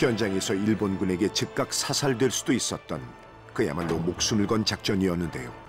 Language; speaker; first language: Korean; native; Korean